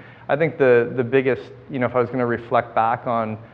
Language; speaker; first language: English; native; English